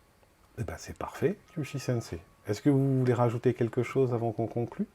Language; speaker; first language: French; native; French